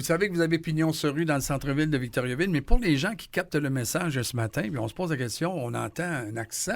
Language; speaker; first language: French; native; French